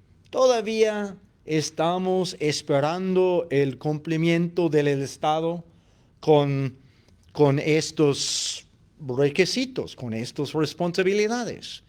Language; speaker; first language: Spanish; non-native, fluent; English